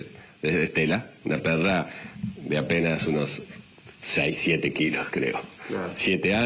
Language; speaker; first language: Spanish; native; Spanish